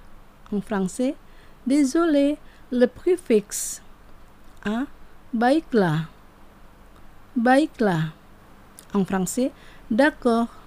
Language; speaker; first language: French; non-native, fluent; Indonesian